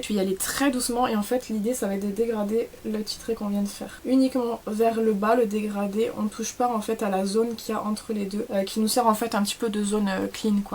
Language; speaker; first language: French; native; French